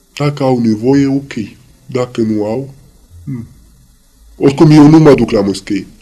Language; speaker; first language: Romanian; non-native, learner; Arabic